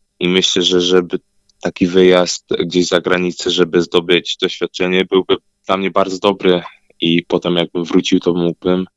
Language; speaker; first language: Polish; early bilingual, heritage; Polish